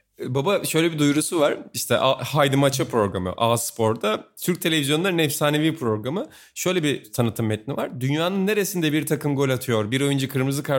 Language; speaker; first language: Turkish; native; Turkish